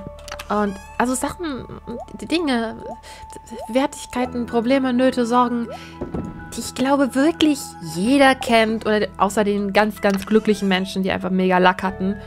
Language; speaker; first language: German; native; German